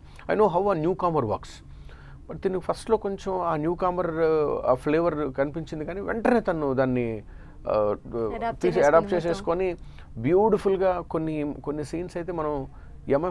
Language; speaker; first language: Telugu; native; Telugu